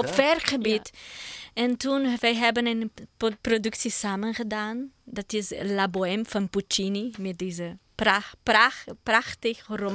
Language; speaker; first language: Dutch; non-native, learner; Portuguese